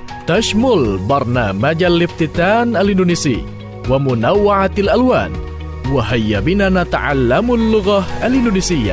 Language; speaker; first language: Arabic; non-native, fluent; Indonesian